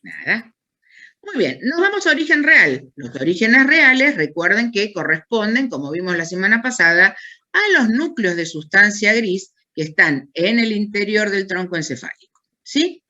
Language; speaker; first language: Spanish; native; Spanish